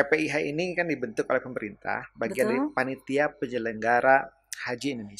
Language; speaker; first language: Indonesian; native; Indonesian